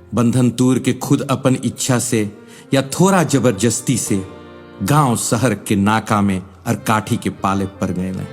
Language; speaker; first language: Bhojpuri; early bilingual, heritage; Bhojpuri